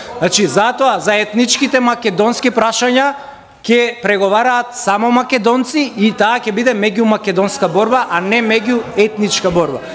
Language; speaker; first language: Macedonian; native; Macedonian